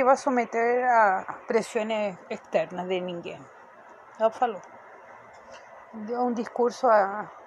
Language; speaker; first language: Portuguese; non-native, fluent; Spanish